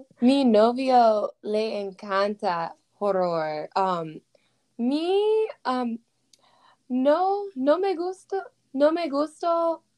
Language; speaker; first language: Spanish; non-native, learner; English